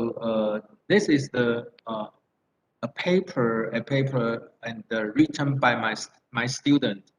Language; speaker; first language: English; non-native, fluent; Thai